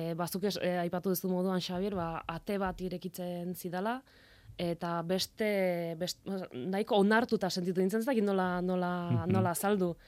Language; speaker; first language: Basque; non-native, fluent; Polish